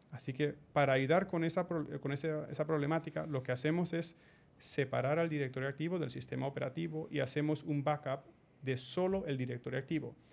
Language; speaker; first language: Spanish; early bilingual, heritage; Spanish